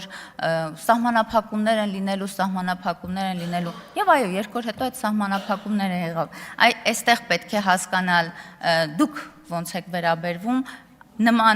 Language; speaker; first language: Armenian; native; Armenian